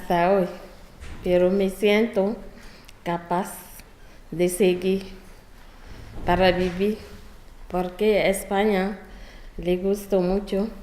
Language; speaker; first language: Spanish; non-native, learner; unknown